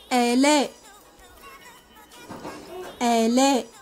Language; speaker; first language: French; non-native, local second language; Arabic